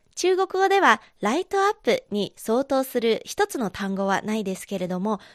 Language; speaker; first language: Japanese; non-native, fluent; Chinese